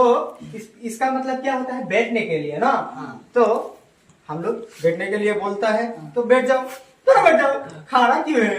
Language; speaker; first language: Hindi; non-native, local second language; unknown